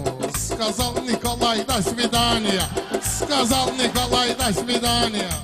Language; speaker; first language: Russian; non-native, learner; Talysh